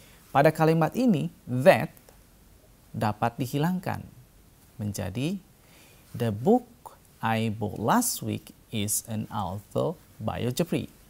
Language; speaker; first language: English; non-native, fluent; Indonesian